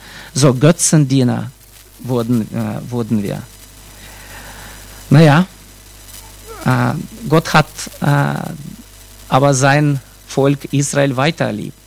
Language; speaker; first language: German; non-native, fluent; Russian